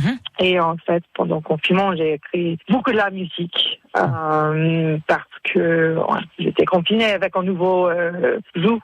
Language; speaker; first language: French; non-native, fluent; English